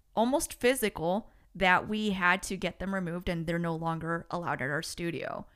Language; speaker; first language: English; early bilingual, other home language; Spanish